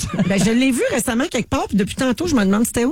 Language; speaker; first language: French; native; French